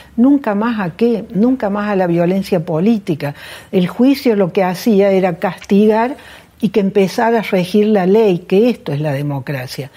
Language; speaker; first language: Spanish; native; Spanish